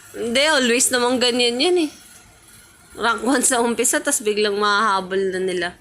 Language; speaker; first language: Filipino; native; Filipino